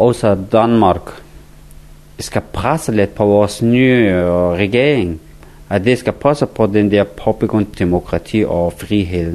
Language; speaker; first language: Danish; non-native, learner; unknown